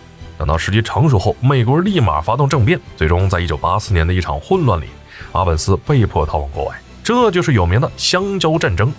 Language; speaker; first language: Chinese; native; Chinese